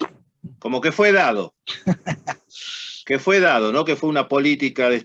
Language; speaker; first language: Spanish; native; Spanish